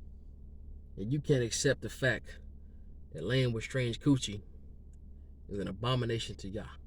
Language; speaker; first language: English; native; English